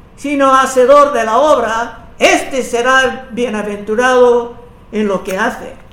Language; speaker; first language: Spanish; non-native, fluent; English